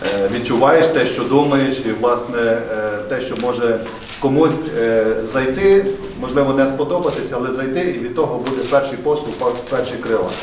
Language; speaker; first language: Ukrainian; native; Ukrainian